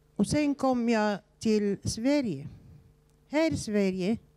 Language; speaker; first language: Swedish; non-native, learner; Arabic